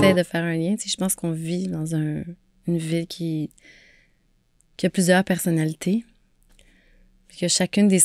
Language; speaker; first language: French; native; French